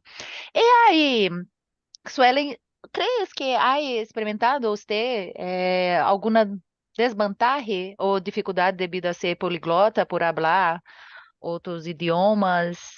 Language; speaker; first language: Spanish; non-native, learner; Portuguese